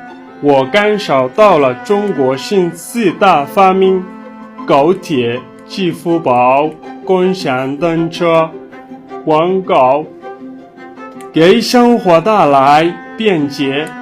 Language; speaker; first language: Chinese; non-native, learner; Somali